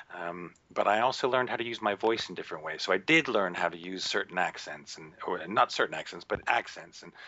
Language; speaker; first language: English; native; English